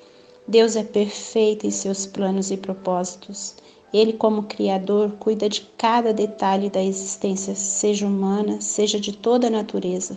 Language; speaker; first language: Portuguese; native; Portuguese